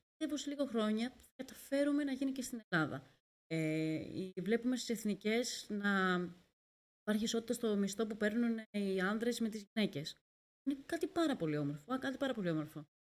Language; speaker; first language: Greek; native; Greek